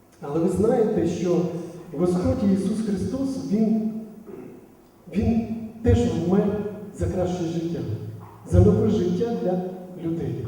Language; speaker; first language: Ukrainian; non-native, local second language; Russian